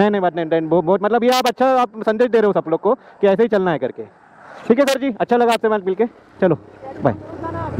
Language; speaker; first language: Hindi; non-native, local second language; Marathi